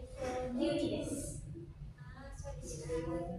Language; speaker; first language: Japanese; non-native, learner; Indonesian